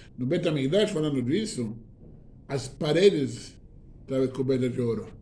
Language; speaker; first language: Portuguese; non-native, fluent; Hebrew